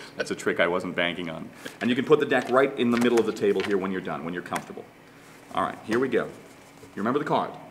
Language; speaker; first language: English; native; English